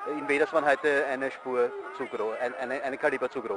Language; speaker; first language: German; native; German